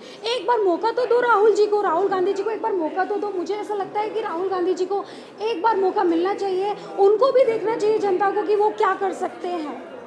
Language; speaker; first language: Hindi; native; Hindi